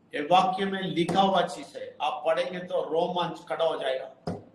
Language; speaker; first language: Hindi; non-native, local second language; Telugu